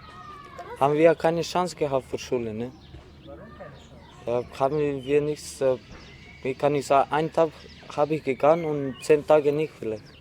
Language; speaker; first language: German; non-native, learner; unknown